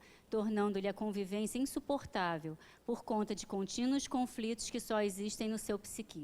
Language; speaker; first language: Portuguese; native; Portuguese